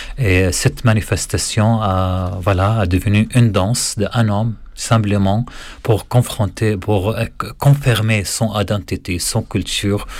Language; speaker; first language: French; non-native, learner; Arabic